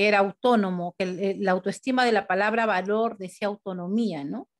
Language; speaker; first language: Spanish; native; Spanish